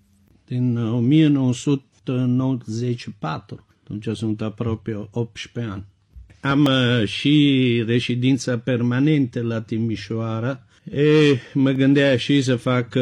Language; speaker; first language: Romanian; non-native, learner; Italian